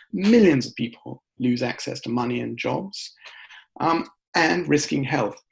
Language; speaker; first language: English; native; English